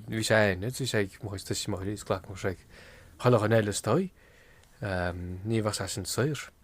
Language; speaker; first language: Irish; native; Irish